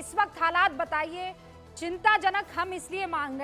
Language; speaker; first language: Hindi; native; Hindi